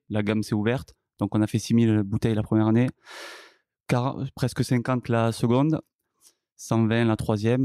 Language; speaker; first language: French; native; French